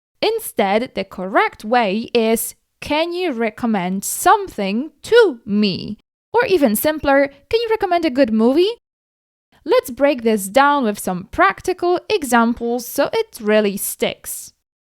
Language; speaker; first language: English; non-native, fluent; Polish